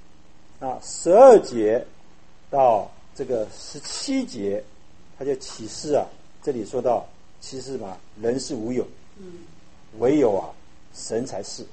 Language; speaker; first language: Chinese; native; Chinese